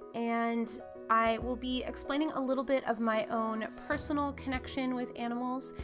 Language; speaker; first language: English; native; English